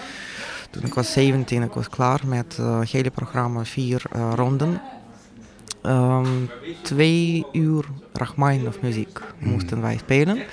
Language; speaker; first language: Dutch; non-native, fluent; Russian